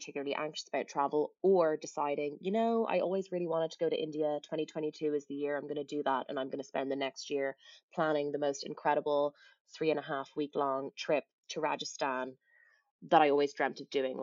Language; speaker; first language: English; native; English